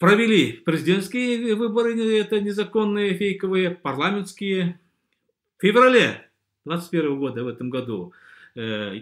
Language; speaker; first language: Russian; native; Russian